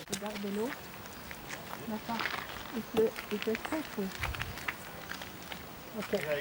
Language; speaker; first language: French; non-native, fluent; Norwegian